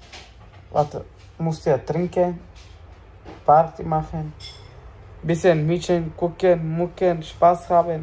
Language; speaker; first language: German; non-native, learner; Bulgarian